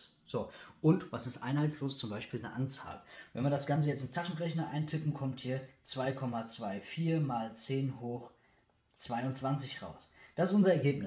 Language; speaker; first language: German; native; German